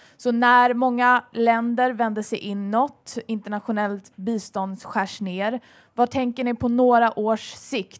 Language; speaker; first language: Swedish; native; Swedish